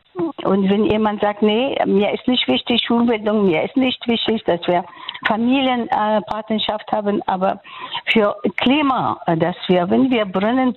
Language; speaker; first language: German; non-native, learner; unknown